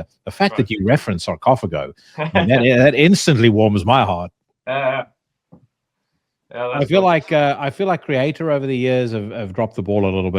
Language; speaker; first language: English; native; English